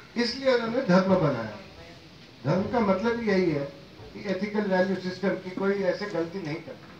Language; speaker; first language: Hindi; native; Hindi